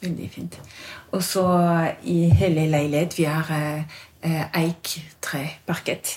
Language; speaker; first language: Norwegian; non-native, fluent; French